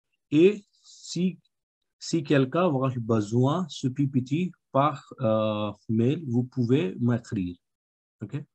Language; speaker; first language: French; non-native, fluent; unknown